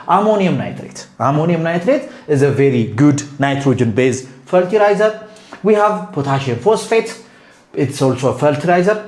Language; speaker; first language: English; non-native, local second language; Amharic